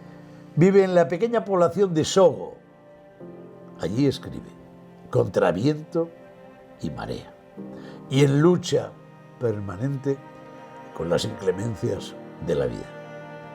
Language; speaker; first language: Spanish; native; Spanish